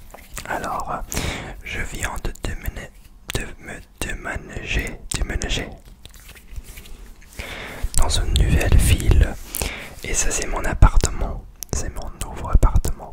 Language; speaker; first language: French; non-native, learner; English